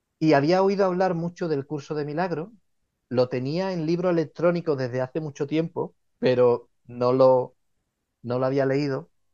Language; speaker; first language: Spanish; native; Spanish